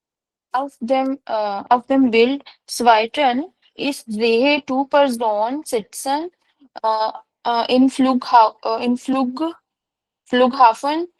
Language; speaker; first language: German; non-native, learner; Hindi